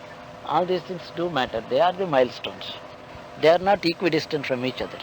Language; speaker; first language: English; non-native, local second language; Telugu